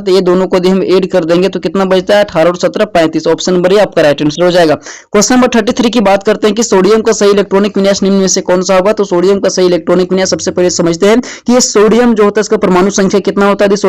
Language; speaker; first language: Hindi; native; Hindi